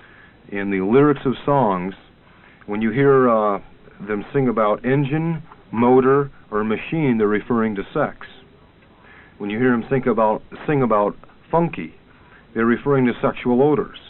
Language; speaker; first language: English; native; English